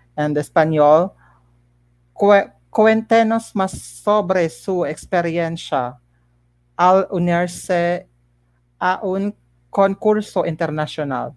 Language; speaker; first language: Spanish; non-native, learner; Filipino